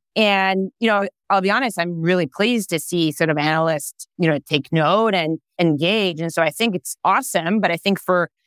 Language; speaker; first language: English; non-native, fluent; Hebrew